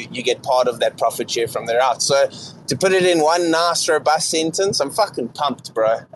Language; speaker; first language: English; native; English